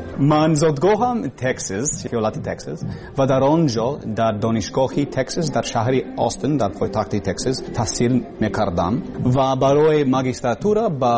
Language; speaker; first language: Persian; non-native, learner; English